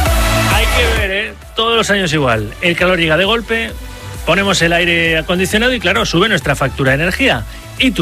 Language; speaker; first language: Spanish; native; Spanish